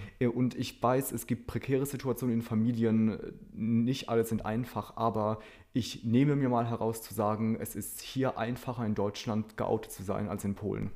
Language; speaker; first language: German; early bilingual, other home language; Polish